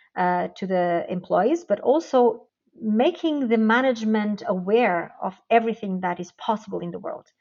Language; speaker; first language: English; non-native, fluent; Portuguese